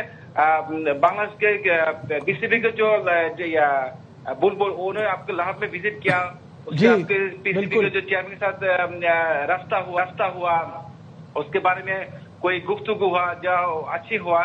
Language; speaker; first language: Hindi; non-native, learner; Bangla